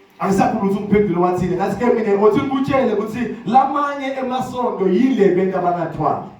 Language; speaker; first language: Zulu; non-native, local second language; Swati